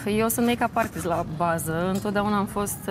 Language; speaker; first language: Romanian; native; Romanian